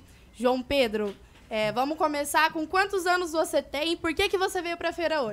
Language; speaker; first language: Portuguese; native; Portuguese